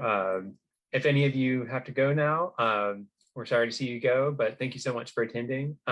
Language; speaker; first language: English; native; English